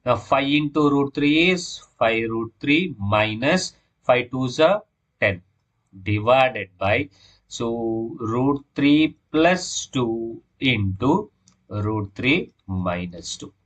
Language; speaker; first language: English; non-native, local second language; Kannada